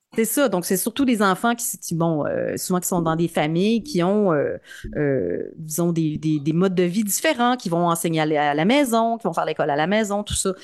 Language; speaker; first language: French; native; French